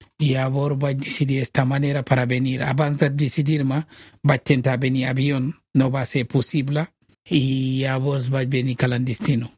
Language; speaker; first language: Catalan; non-native, learner; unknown